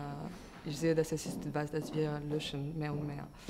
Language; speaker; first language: German; non-native, fluent; French